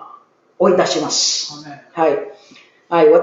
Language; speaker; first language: Japanese; non-native, learner; Filipino